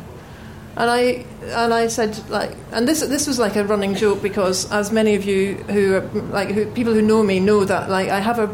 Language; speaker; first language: English; native; English